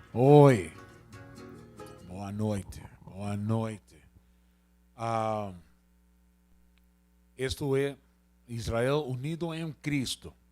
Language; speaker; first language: Portuguese; non-native, learner; Spanish